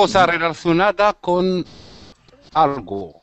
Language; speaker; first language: Spanish; non-native, learner; Arabic